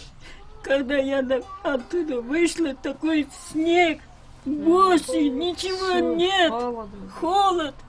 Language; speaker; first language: Russian; non-native, local second language; Crimean Tatar